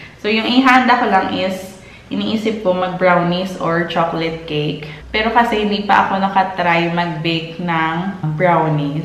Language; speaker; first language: Filipino; non-native, local second language; Hiligaynon